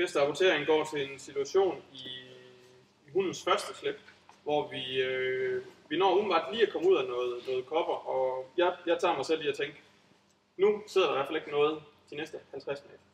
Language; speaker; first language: Danish; native; Danish